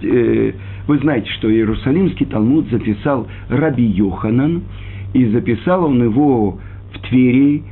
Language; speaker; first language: Russian; native; Russian